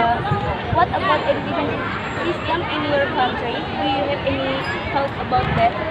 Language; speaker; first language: English; non-native, learner; Indonesian